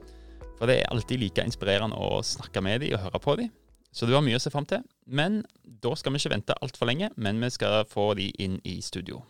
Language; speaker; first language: Norwegian; native; Norwegian